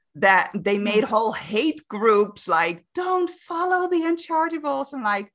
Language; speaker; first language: English; non-native, fluent; Dutch